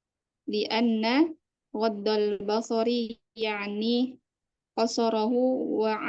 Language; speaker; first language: Arabic; non-native, learner; Indonesian